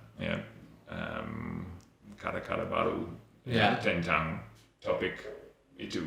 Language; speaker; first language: Indonesian; non-native, learner; English